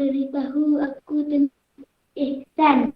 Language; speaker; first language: Indonesian; non-native, learner; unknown